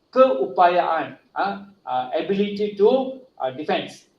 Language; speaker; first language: Malay; non-native, local second language; Tamil